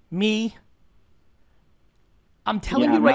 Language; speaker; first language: English; early bilingual, other home language; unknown